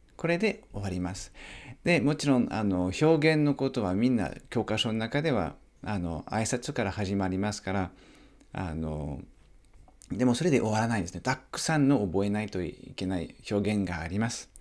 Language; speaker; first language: Japanese; non-native, fluent; French